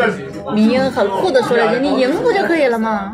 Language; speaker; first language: Chinese; native; Chinese